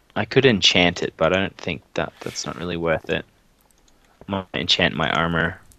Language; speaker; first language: English; native; English